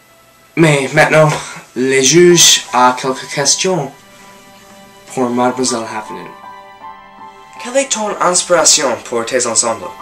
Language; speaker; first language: French; non-native, learner; English